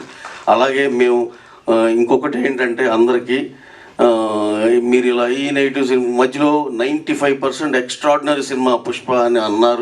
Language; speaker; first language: Telugu; native; Telugu